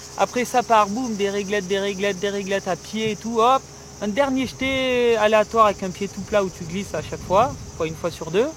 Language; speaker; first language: French; native; French